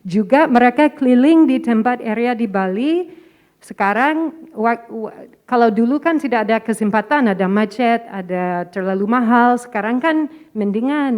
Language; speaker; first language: Indonesian; non-native, fluent; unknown